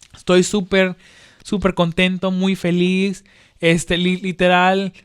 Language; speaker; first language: Spanish; early bilingual, heritage; Spanish